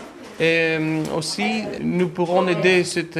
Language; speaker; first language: French; non-native, learner; Greek